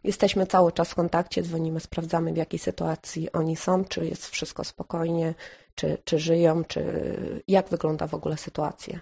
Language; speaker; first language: Polish; non-native, fluent; Ukrainian